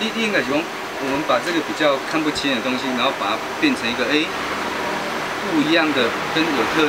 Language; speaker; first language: Chinese; native; Chinese